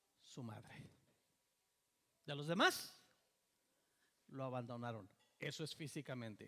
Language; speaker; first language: Spanish; native; Spanish